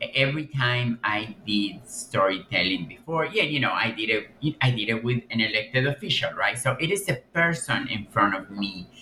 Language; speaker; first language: English; non-native, fluent; Spanish